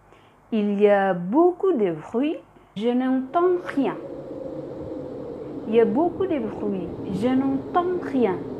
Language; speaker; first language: French; non-native, fluent; Indonesian